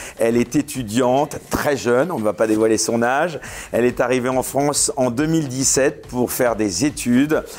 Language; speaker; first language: French; native; French